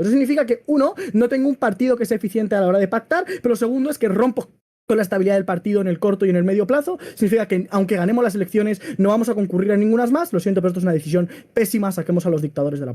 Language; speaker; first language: Spanish; native; Spanish